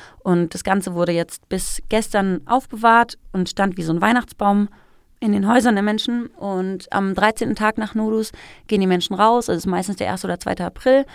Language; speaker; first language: German; early bilingual, other home language; Persian